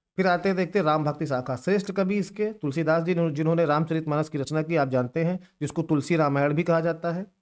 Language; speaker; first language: Hindi; native; Hindi